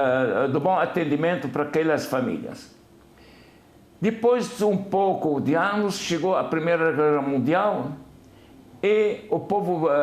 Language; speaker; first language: Portuguese; non-native, fluent; Arabic